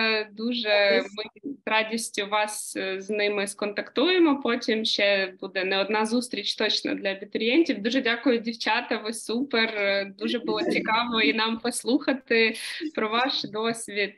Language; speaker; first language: Ukrainian; native; Ukrainian